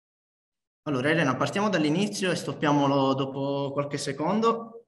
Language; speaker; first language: Italian; native; Italian